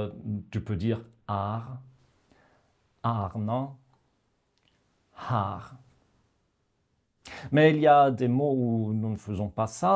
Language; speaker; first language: French; non-native, fluent; Norwegian